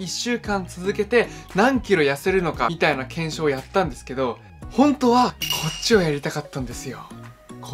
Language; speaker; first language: Japanese; native; Japanese